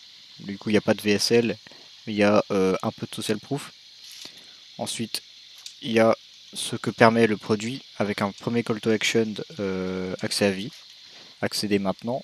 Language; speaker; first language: French; native; French